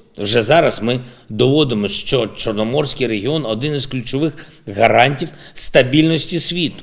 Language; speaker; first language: Ukrainian; non-native, local second language; Russian